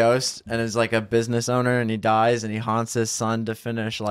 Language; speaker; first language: English; native; English